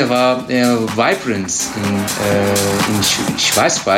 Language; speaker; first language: German; non-native, learner; Turkish